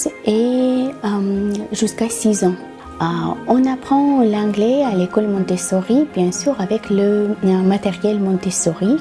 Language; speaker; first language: French; non-native, fluent; Russian